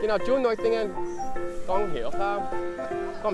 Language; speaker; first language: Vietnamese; non-native, learner; English